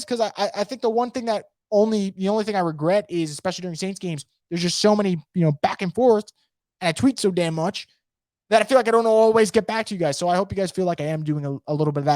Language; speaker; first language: English; native; English